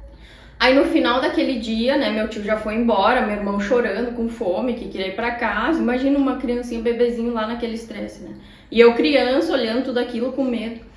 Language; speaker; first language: Portuguese; early bilingual, heritage; Portuguese